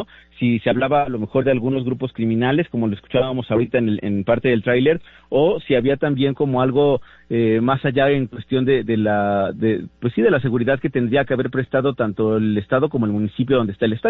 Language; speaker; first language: Spanish; native; Spanish